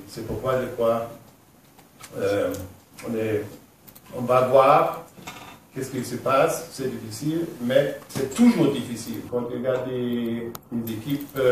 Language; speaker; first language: French; non-native, fluent; German